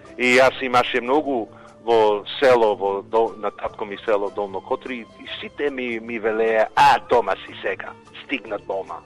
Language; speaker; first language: Macedonian; early bilingual, heritage; Macedonian